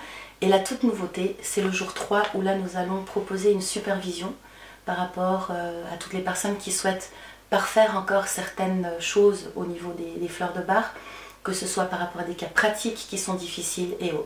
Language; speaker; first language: French; native; French